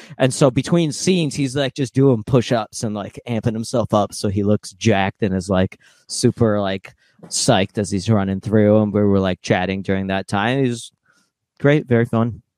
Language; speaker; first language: English; early bilingual, other home language; Russian